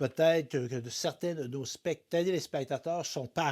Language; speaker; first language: French; native; French